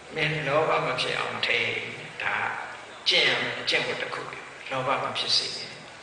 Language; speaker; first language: Burmese; native; Burmese